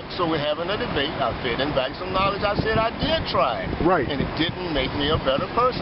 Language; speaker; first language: English; native; English